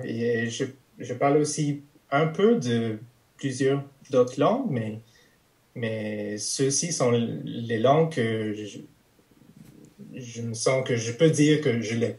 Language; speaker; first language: French; non-native, fluent; English